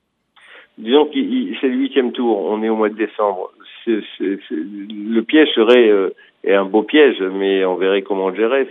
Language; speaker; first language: French; native; French